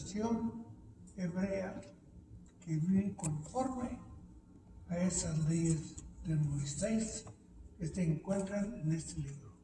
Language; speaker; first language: Spanish; early bilingual, heritage; Spanish